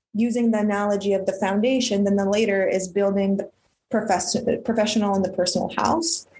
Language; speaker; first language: English; early bilingual, other home language; Russian